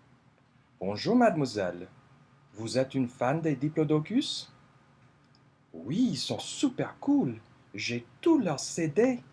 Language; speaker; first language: French; non-native, fluent; English